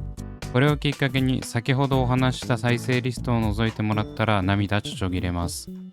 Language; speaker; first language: Japanese; native; Japanese